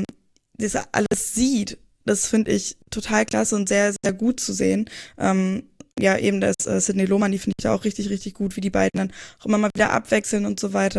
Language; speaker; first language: German; native; German